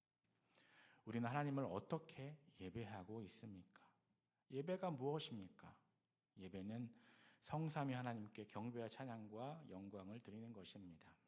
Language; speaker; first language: Korean; native; Korean